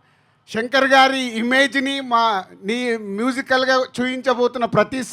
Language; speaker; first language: Telugu; native; Telugu